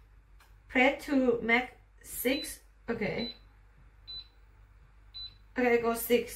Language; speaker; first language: English; non-native, learner; Thai